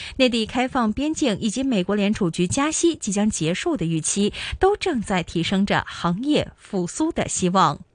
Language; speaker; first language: Chinese; non-native, local second language; Cantonese